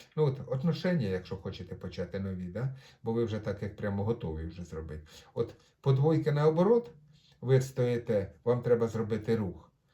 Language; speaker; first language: Ukrainian; non-native, local second language; Russian